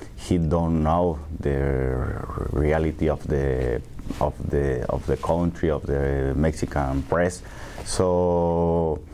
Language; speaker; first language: English; non-native, learner; Spanish